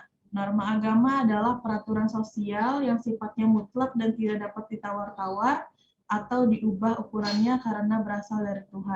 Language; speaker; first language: Indonesian; native; Indonesian